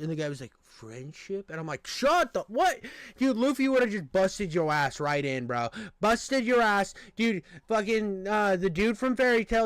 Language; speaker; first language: English; native; English